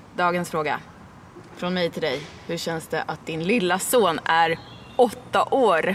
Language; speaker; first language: Swedish; native; Swedish